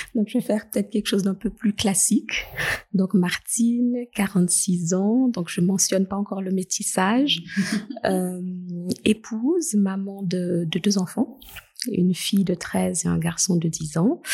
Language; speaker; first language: French; native; French